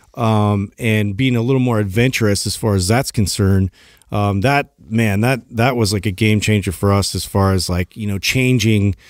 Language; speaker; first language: English; native; English